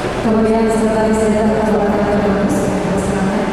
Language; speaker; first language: Indonesian; native; Indonesian